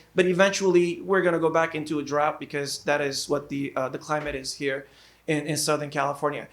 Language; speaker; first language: English; native; English